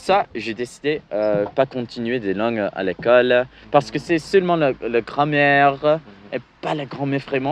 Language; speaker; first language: French; non-native, learner; English